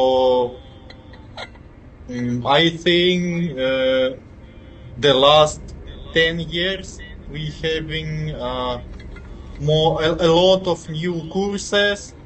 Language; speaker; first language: English; non-native, fluent; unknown